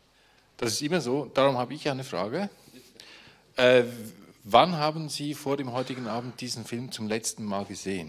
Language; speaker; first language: German; native; German